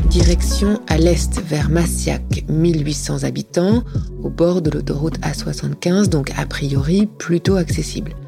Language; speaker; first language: French; native; French